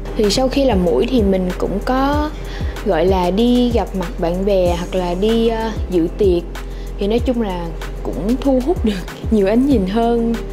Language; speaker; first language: Vietnamese; native; Vietnamese